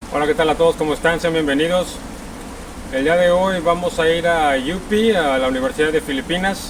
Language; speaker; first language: Spanish; native; Spanish